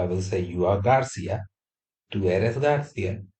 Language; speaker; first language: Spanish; non-native, fluent; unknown